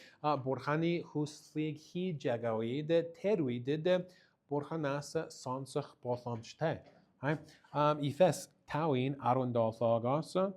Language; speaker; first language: Mongolian; non-native, learner; English